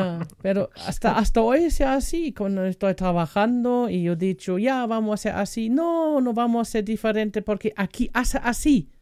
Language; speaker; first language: Spanish; non-native, fluent; German